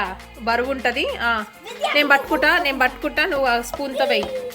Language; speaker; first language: Telugu; native; Telugu